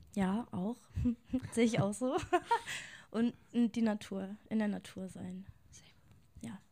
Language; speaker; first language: German; native; German